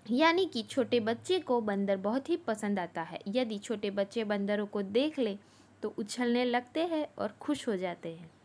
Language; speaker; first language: Hindi; non-native, local second language; Gujarati